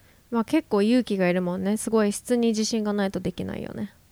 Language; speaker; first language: Japanese; native; Japanese